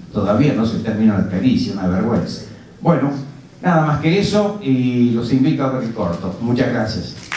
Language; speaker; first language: Spanish; native; Spanish